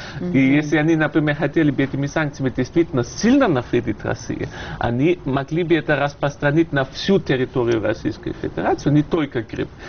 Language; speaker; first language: Russian; non-native, fluent; German